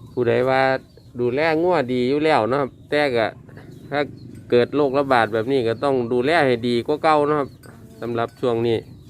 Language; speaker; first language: Thai; native; Thai